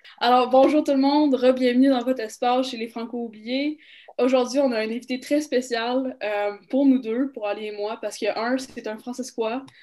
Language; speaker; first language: French; native; French